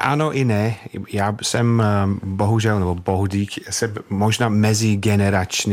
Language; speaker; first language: Czech; non-native, fluent; English